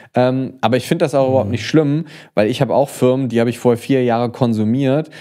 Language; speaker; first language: German; native; German